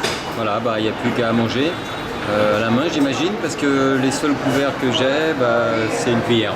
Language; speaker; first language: French; native; French